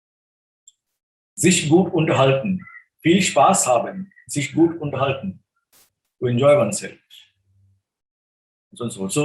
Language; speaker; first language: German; non-native, fluent; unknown